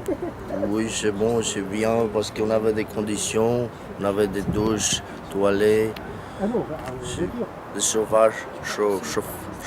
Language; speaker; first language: French; non-native, learner; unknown